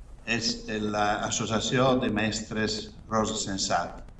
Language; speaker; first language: Spanish; non-native, fluent; Italian